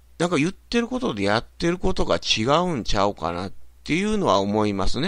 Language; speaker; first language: Japanese; native; Japanese